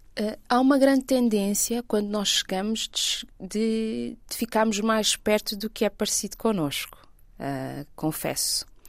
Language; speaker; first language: Portuguese; non-native, local second language; Kabuverdianu